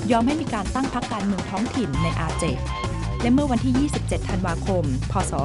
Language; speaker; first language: Thai; native; Thai